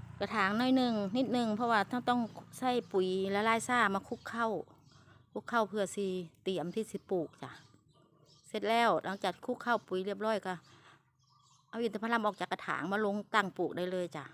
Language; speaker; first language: Thai; non-native, local second language; Lao